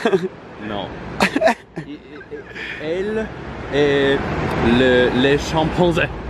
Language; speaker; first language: French; non-native, learner; English